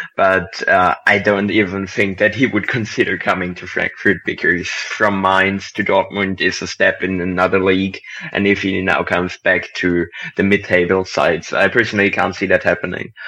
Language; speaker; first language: English; non-native, fluent; German